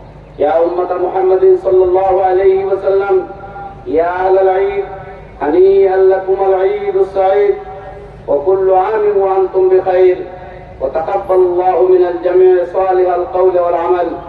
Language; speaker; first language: Arabic; non-native, fluent; Bangla